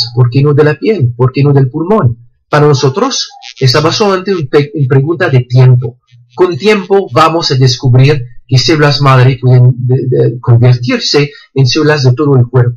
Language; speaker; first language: Spanish; non-native, fluent; French